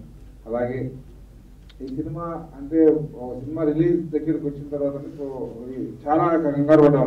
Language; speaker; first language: Telugu; native; Telugu